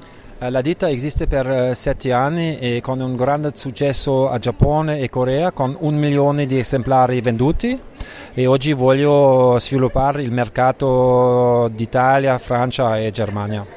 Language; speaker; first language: Italian; non-native, learner; German